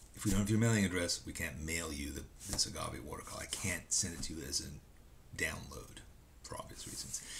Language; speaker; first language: English; native; English